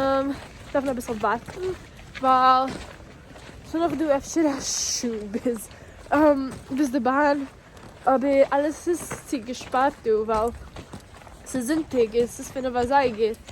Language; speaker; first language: German; non-native, learner; English